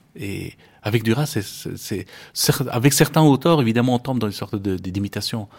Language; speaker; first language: French; non-native, fluent; Persian